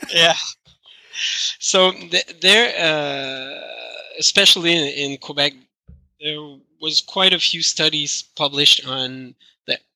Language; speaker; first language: English; non-native, fluent; French